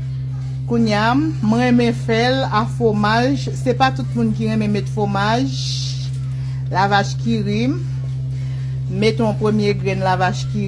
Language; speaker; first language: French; non-native, learner; Haitian Creole